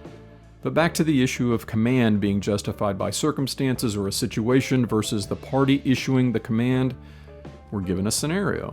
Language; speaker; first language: English; native; English